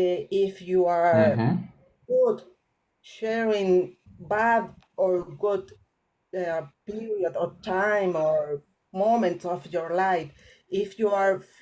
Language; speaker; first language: English; non-native, learner; Spanish